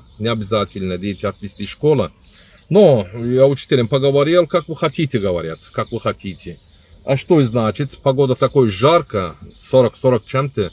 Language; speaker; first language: Russian; non-native, learner; Turkish